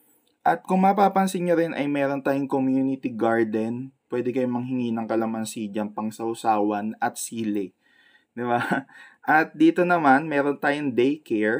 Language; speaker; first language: Filipino; native; Filipino